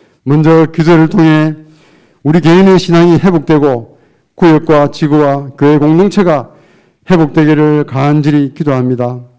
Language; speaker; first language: Korean; native; Korean